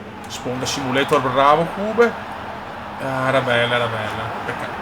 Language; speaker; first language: Italian; native; Italian